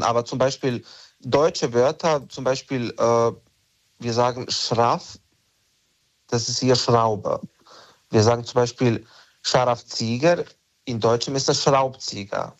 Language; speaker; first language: German; non-native, local second language; Bosnian